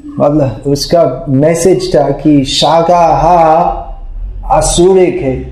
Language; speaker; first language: Hindi; non-native, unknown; English